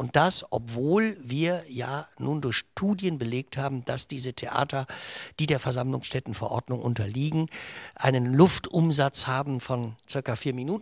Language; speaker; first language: German; native; German